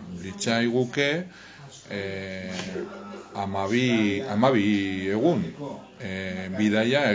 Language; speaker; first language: Basque; non-native, learner; Spanish